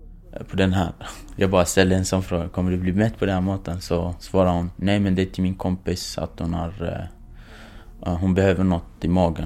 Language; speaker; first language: Swedish; non-native, fluent; Kurdish